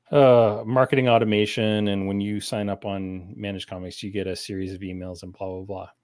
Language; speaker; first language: English; native; English